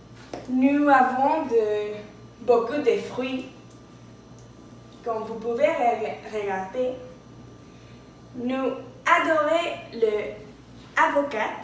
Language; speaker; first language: French; non-native, learner; Spanish